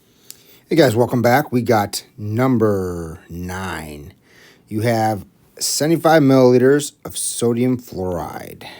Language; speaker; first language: English; native; English